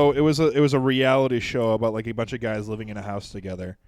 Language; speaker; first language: English; native; English